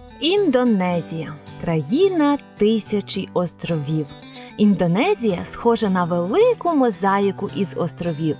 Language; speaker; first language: Ukrainian; native; Ukrainian